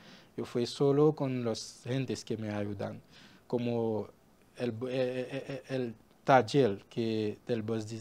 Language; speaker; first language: Spanish; non-native, learner; Haitian Creole